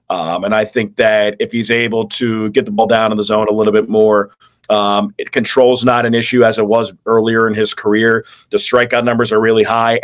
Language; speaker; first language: English; native; English